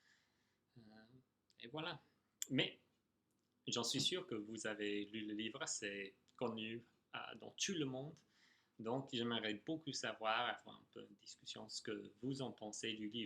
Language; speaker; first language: French; non-native, fluent; English